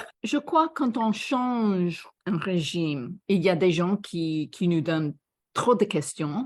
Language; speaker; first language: French; non-native, fluent; English